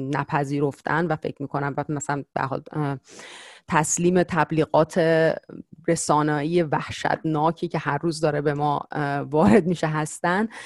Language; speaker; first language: Persian; native; Persian